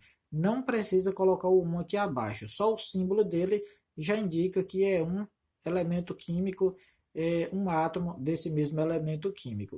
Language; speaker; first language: Portuguese; native; Portuguese